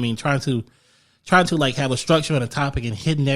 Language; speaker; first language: English; native; English